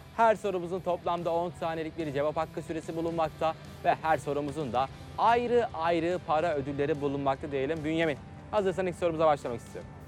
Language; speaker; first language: Turkish; native; Turkish